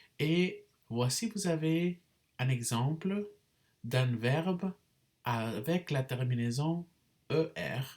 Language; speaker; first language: French; non-native, fluent; English